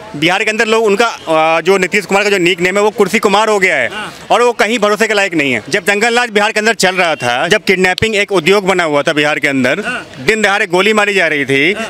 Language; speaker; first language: Hindi; native; Hindi